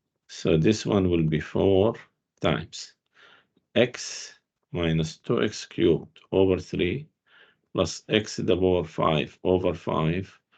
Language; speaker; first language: English; non-native, fluent; Arabic